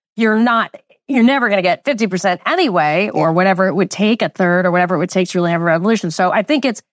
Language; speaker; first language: English; native; English